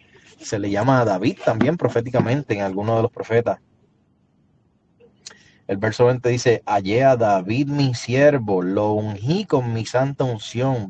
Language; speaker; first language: Spanish; native; Spanish